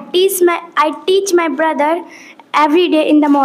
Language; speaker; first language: English; non-native, learner; Hindi